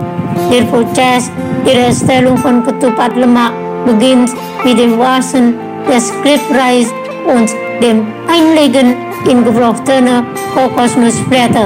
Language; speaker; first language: German; non-native, learner; Indonesian